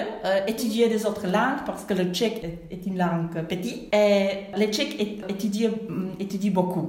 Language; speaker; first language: French; non-native, fluent; Czech